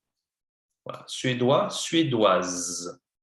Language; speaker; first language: French; non-native, fluent; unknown